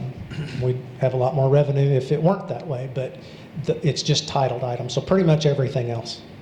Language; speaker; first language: English; native; English